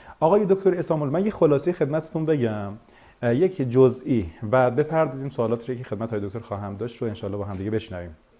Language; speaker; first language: Persian; native; Persian